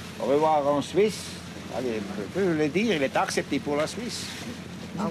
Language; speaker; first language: French; non-native, fluent; Swiss German